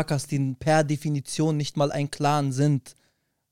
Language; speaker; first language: German; early bilingual, other home language; Arabic